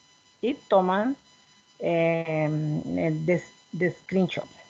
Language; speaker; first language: English; non-native, learner; Spanish